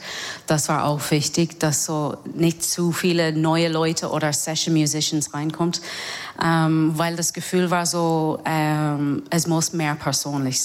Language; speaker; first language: German; non-native, learner; English